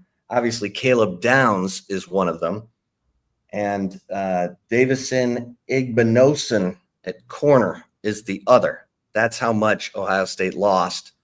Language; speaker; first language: English; native; English